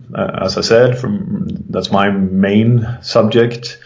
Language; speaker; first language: English; non-native, fluent; Swedish